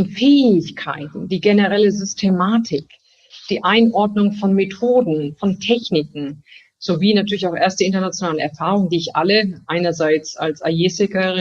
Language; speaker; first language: German; native; German